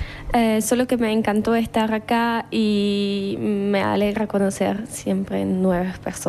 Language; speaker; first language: Spanish; non-native, fluent; German